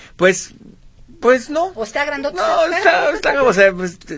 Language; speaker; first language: Spanish; non-native, fluent; German